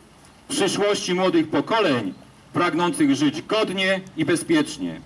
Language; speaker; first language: Polish; native; Polish